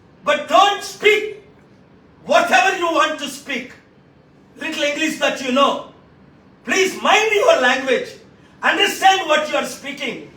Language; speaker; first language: English; non-native, local second language; Telugu